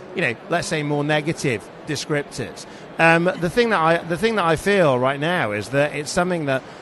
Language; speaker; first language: English; native; English